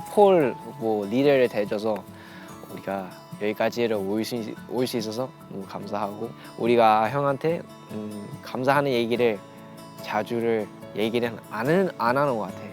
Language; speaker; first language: Korean; early bilingual, heritage; English